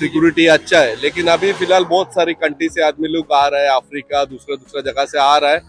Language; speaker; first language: Hindi; non-native, local second language; Bangla